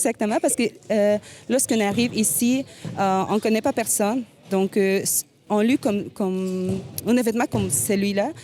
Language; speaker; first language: French; non-native, learner; Spanish